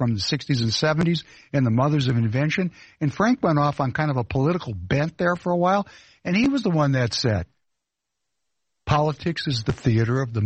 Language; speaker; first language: English; non-native, fluent; Russian